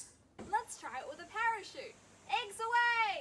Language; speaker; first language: English; native; English